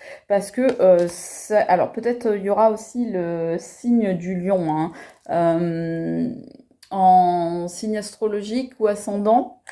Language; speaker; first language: French; native; French